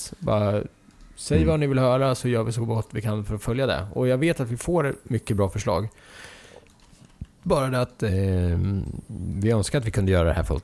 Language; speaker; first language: Swedish; native; Swedish